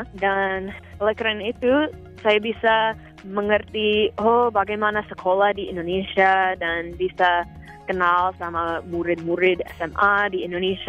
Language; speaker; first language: Indonesian; non-native, fluent; English